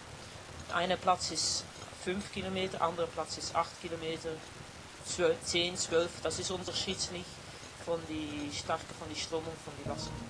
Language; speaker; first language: German; non-native, learner; Dutch